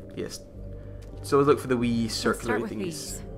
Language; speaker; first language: English; native; English